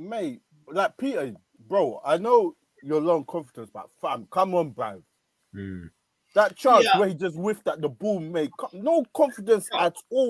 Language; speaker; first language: English; native; English